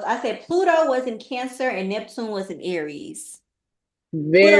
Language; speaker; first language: English; native; English